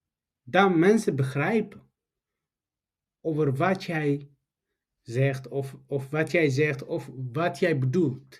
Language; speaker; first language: Dutch; non-native, fluent; Tigrinya